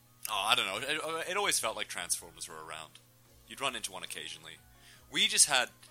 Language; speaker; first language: English; native; English